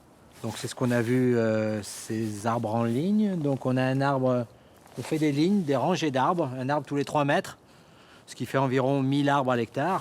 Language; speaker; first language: French; native; French